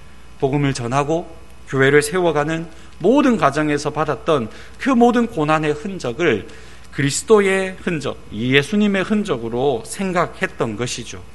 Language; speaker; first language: Korean; native; Korean